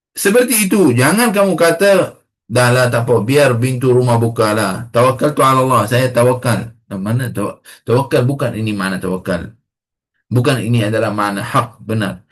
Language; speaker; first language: Malay; non-native, fluent; Arabic